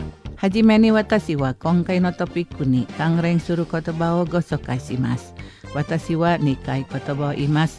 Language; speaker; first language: Japanese; non-native, learner; Indonesian